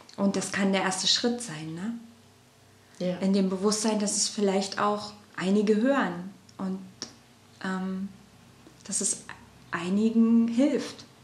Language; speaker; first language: German; native; German